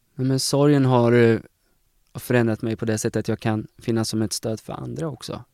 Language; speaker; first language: Swedish; native; Swedish